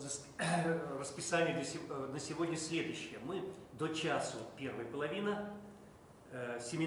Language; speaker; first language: Russian; native; Russian